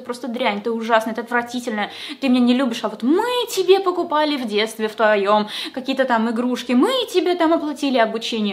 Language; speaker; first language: Russian; native; Russian